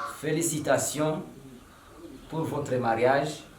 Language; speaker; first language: French; non-native, local second language; Swahili